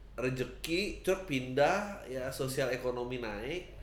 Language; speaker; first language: Indonesian; native; Indonesian